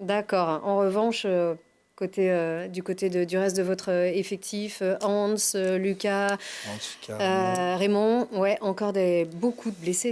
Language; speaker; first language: French; native; French